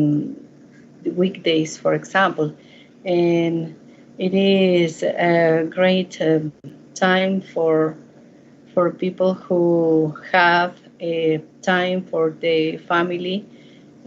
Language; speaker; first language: English; non-native, learner; Spanish